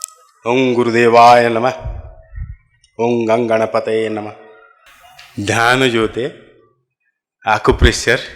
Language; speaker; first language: Kannada; non-native, local second language; Odia